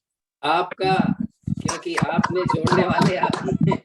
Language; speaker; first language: Hindi; native; Hindi